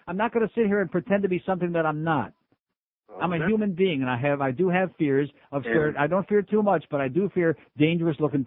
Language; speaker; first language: English; native; English